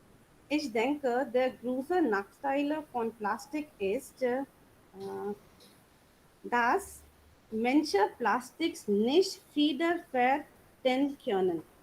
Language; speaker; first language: German; non-native, learner; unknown